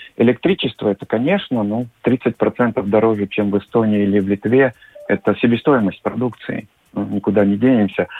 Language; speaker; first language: Russian; non-native, local second language; Latvian